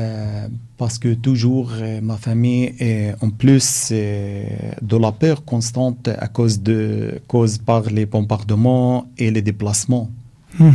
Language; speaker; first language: French; non-native, learner; Arabic